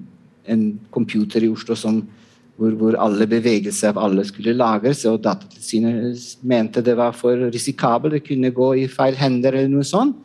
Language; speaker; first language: Norwegian; non-native, fluent; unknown